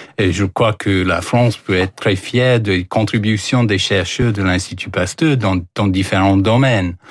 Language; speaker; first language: French; non-native, fluent; English